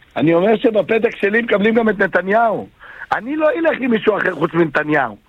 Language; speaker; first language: Hebrew; native; Hebrew